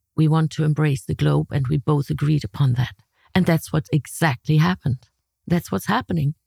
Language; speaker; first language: English; non-native, fluent; German